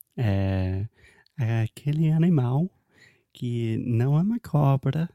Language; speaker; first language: Portuguese; non-native, fluent; English